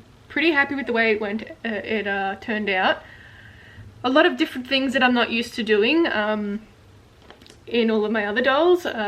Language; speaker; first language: English; native; English